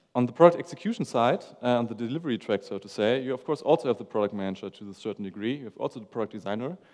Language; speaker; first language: English; non-native, fluent; German